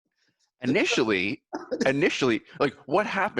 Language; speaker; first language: English; native; English